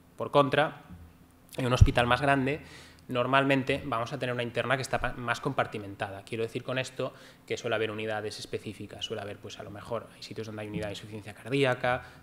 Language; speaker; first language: Spanish; native; Spanish